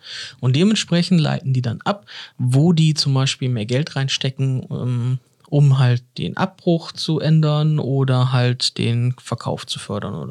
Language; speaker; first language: German; native; German